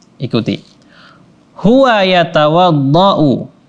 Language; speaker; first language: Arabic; non-native, fluent; Indonesian